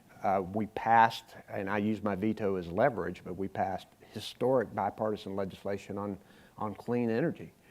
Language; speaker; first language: English; native; English